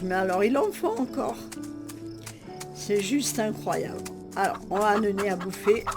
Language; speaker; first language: French; native; French